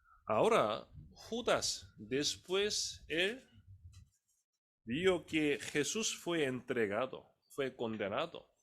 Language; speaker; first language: Spanish; non-native, fluent; Korean